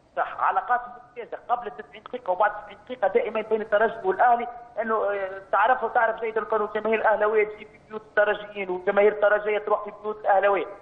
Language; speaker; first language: Arabic; native; Arabic